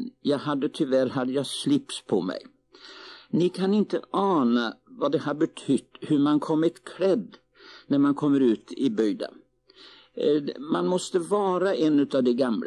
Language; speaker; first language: Swedish; native; Swedish